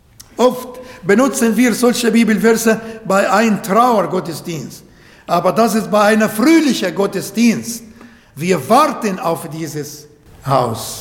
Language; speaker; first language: German; non-native, learner; Arabic